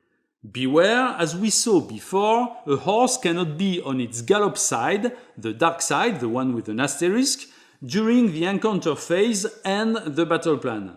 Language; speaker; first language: English; non-native, fluent; French